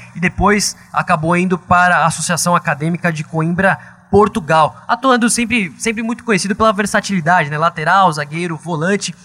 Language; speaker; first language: Portuguese; native; Portuguese